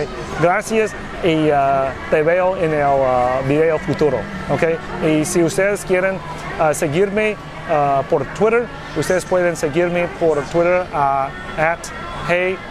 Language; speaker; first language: Spanish; non-native, learner; English